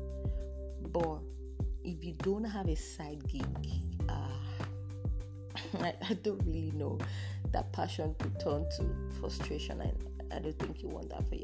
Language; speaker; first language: English; non-native, local second language; Yoruba